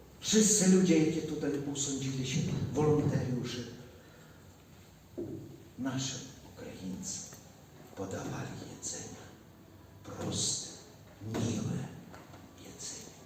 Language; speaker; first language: Polish; non-native, learner; Ukrainian